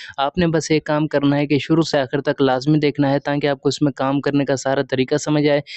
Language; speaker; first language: Urdu; non-native, local second language; Punjabi